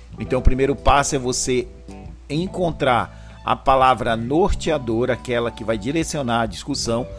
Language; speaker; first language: Portuguese; native; Portuguese